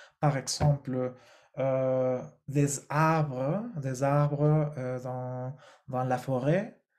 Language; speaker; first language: French; non-native, fluent; Spanish